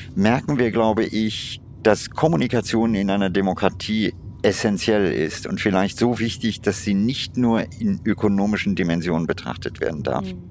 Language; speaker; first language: German; non-native, fluent; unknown